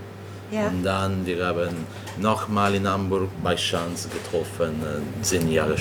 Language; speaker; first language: German; non-native, learner; Italian